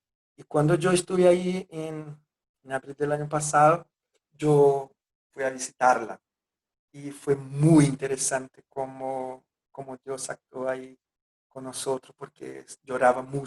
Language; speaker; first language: Spanish; non-native, fluent; Portuguese